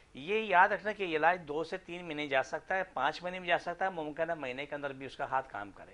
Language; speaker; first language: Urdu; non-native, local second language; Punjabi